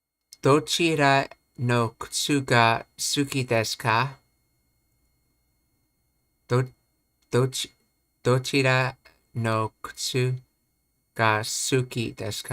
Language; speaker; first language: Japanese; non-native, learner; English